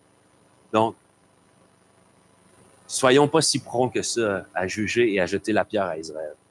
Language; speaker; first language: French; native; French